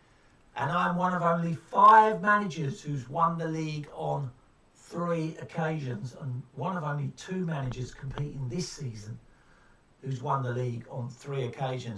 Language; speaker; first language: English; native; English